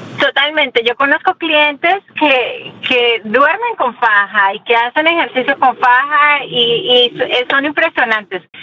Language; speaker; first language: Spanish; native; Spanish